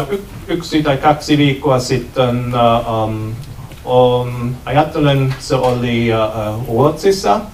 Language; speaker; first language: Finnish; non-native, learner; German